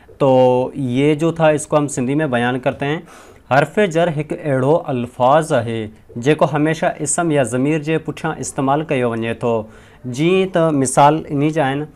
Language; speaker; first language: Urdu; non-native, local second language; Sindhi